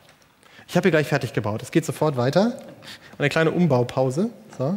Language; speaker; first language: German; native; German